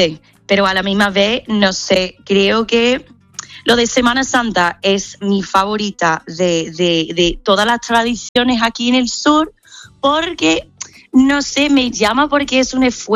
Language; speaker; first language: Spanish; non-native, fluent; English